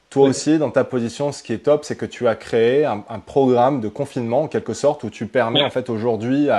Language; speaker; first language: French; native; French